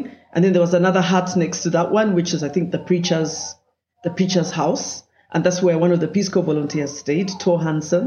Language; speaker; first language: English; non-native, local second language; Ganda